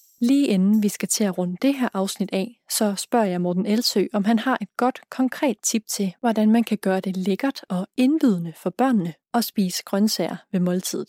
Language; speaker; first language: Danish; native; Danish